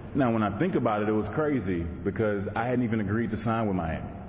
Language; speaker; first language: English; native; English